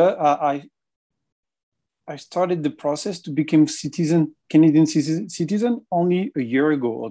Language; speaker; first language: English; non-native, fluent; French